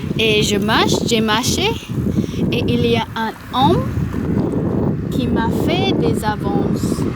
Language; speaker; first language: French; non-native, learner; English